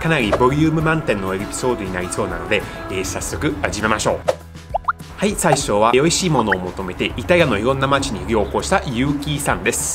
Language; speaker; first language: Japanese; non-native, fluent; Italian